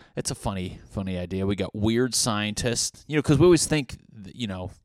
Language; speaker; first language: English; native; English